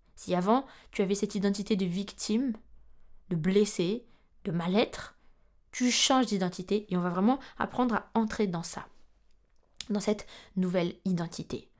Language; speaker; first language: French; non-native, local second language; Malagasy